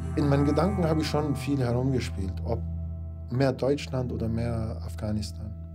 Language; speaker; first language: German; early bilingual, other home language; Pashto